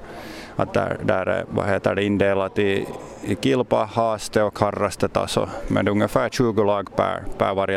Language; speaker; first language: Swedish; native; Swedish